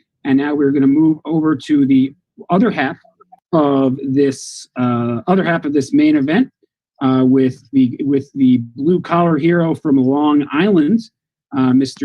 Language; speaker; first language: English; native; English